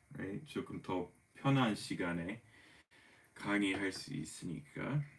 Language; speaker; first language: Korean; non-native, fluent; English